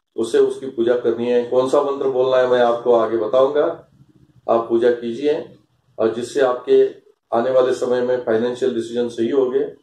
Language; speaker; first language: Hindi; non-native, local second language; Marathi